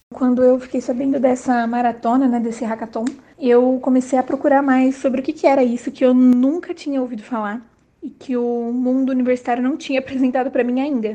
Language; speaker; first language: Portuguese; native; Portuguese